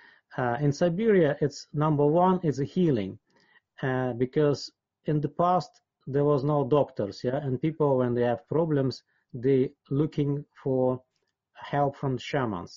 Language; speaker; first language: English; non-native, fluent; Russian